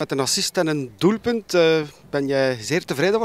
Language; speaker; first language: Dutch; native; Dutch